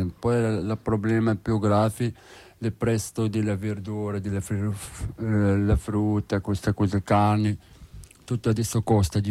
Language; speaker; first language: Italian; non-native, learner; Arabic